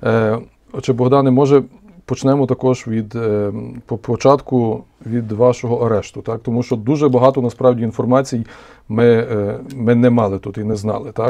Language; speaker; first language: Ukrainian; native; Ukrainian